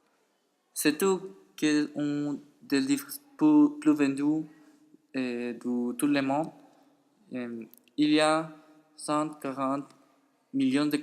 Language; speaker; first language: French; non-native, learner; Spanish